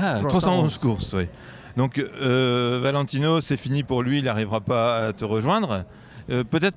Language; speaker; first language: French; native; French